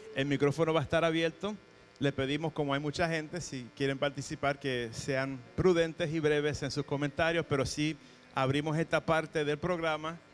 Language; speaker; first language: Spanish; early bilingual, heritage; Spanish